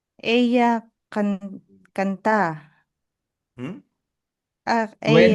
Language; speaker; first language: Spanish; non-native, learner; Filipino